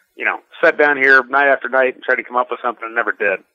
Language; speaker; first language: English; native; English